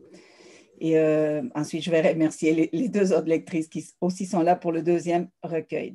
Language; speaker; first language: French; early bilingual, other home language; Spanish